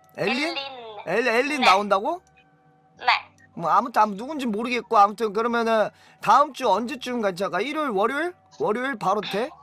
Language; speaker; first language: Korean; native; Korean